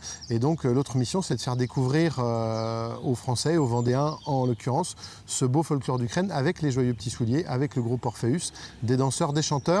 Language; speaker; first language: French; native; French